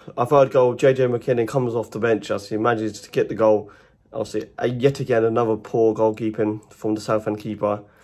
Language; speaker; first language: English; native; English